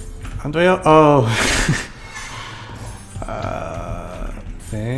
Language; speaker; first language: Korean; non-native, learner; English